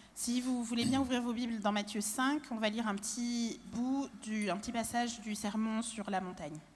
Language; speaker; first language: French; native; French